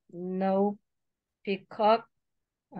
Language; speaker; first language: English; non-native, learner; Vietnamese